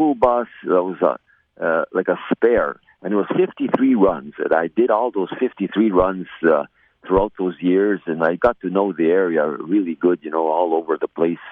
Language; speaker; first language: English; native; English